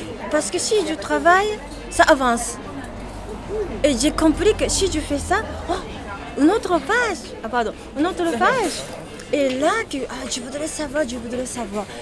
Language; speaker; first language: French; non-native, learner; Japanese